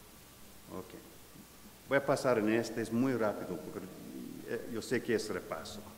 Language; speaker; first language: Spanish; non-native, fluent; English